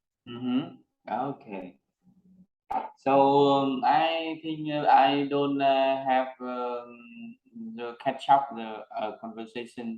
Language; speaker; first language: English; non-native, learner; Vietnamese